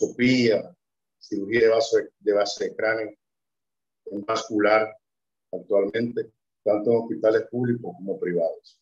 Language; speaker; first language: Spanish; native; Spanish